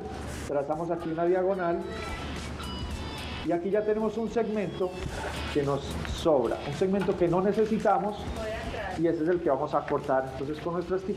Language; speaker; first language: Spanish; native; Spanish